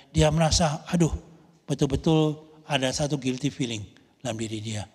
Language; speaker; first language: Indonesian; native; Indonesian